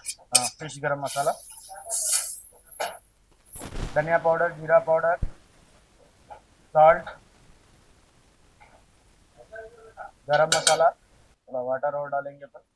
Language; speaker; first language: Hindi; non-native, local second language; Telugu